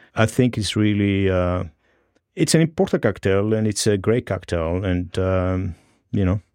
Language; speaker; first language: English; non-native, fluent; Greek